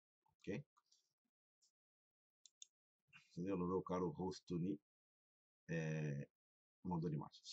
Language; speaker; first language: Japanese; non-native, fluent; Portuguese